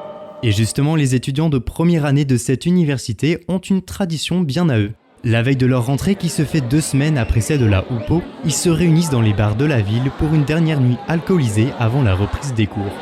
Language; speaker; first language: French; native; French